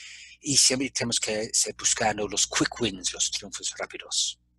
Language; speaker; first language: Spanish; non-native, fluent; English